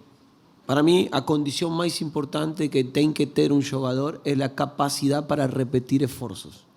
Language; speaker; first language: Portuguese; non-native, learner; Spanish